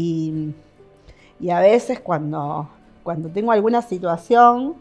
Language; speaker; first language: Spanish; native; Spanish